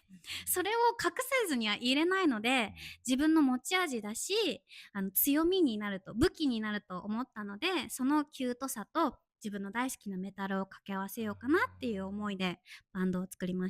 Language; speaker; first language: Japanese; native; Japanese